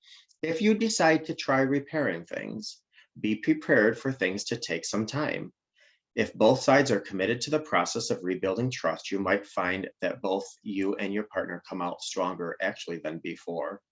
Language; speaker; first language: English; native; English